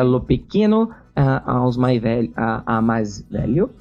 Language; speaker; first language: Spanish; non-native, learner; Portuguese